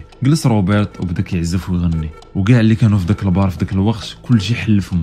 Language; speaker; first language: Arabic; native; Arabic